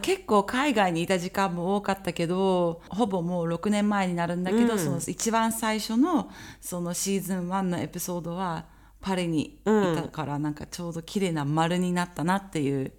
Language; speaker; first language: Japanese; native; Japanese